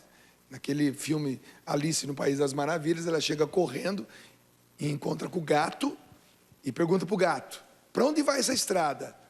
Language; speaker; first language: Portuguese; native; Portuguese